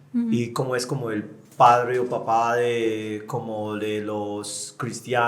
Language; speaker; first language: Spanish; non-native, fluent; English